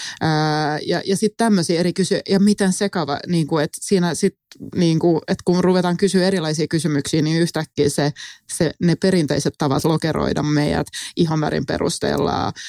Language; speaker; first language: Finnish; non-native, local second language; Swedish